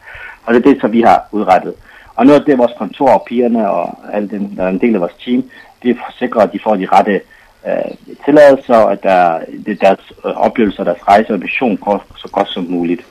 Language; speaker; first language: Danish; non-native, fluent; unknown